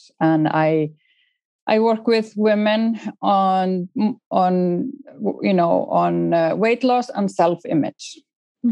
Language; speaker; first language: English; non-native, fluent; Icelandic